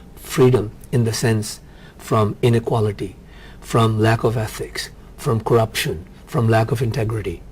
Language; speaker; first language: English; non-native, local second language; Punjabi